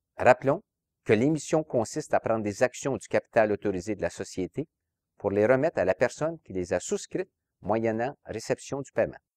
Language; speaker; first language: French; native; French